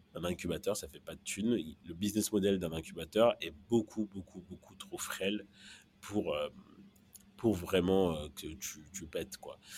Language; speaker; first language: French; non-native, local second language; Kinyarwanda